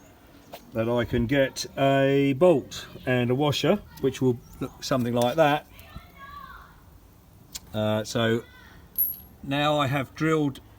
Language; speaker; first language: English; native; English